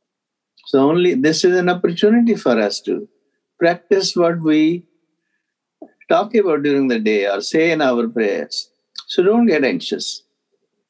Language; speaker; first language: English; non-native, local second language; Punjabi